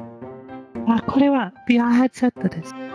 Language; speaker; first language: Japanese; non-native, learner; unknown